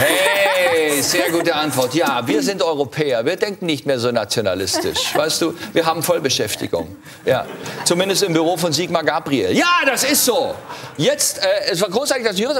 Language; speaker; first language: German; native; German